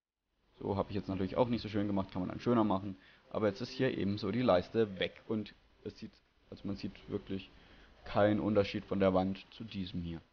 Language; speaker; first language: German; native; German